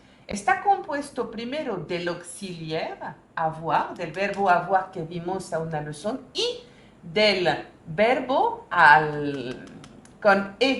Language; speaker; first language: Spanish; non-native, learner; French